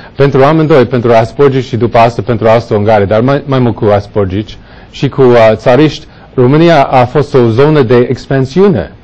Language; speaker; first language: Romanian; non-native, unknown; English